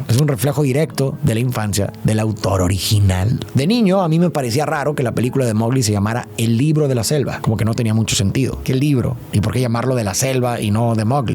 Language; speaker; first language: Spanish; native; Spanish